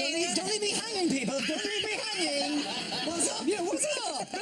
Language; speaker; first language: English; native; English